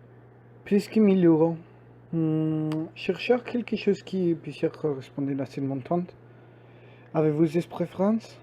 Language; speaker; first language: French; non-native, learner; Spanish